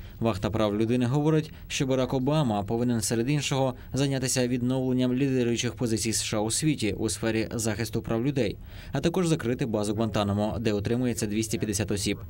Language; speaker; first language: Ukrainian; native; Ukrainian